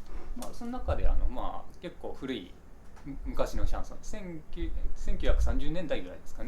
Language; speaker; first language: Japanese; native; Japanese